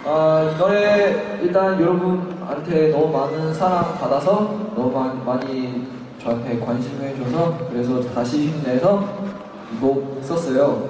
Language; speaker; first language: Korean; non-native, fluent; Chinese